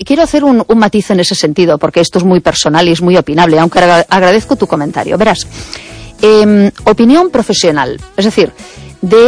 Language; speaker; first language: Spanish; native; Spanish